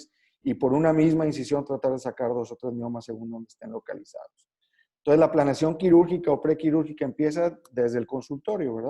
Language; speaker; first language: Spanish; native; Spanish